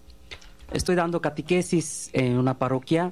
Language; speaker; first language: Spanish; non-native, learner; Bangla